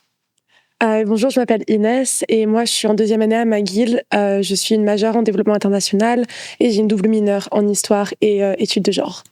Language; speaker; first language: French; native; French